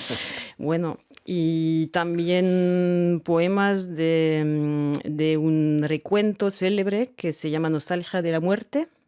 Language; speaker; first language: Spanish; non-native, fluent; French